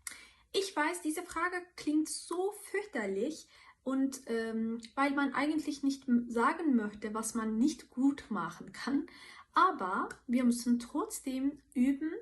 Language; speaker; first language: German; non-native, fluent; Turkish